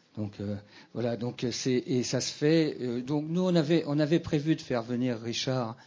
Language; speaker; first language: French; native; French